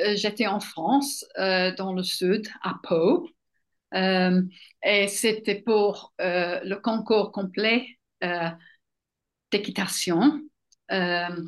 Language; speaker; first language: French; non-native, fluent; English